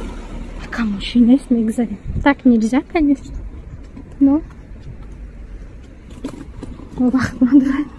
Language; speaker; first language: Russian; non-native, local second language; Tajik